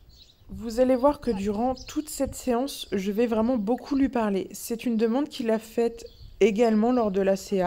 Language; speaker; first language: French; native; French